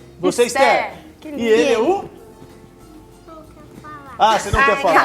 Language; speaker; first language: Portuguese; native; Portuguese